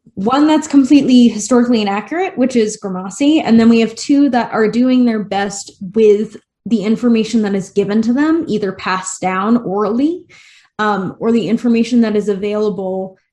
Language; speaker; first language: English; native; English